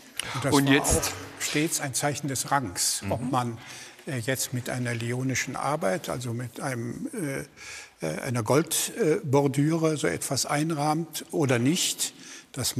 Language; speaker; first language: German; native; German